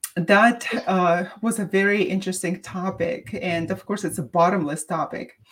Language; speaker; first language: English; non-native, fluent; Russian